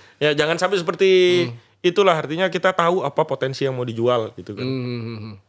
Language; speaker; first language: Indonesian; non-native, local second language; Sasak